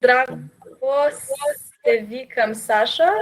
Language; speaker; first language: Macedonian; non-native, learner; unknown